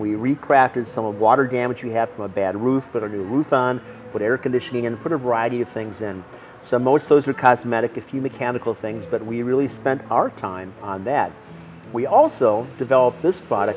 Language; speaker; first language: English; native; English